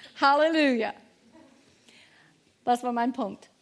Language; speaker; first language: German; non-native, fluent; English